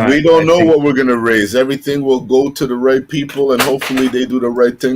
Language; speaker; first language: English; native; English